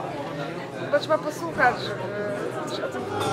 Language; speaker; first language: Polish; native; Polish